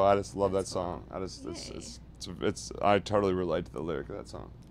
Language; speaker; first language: English; native; English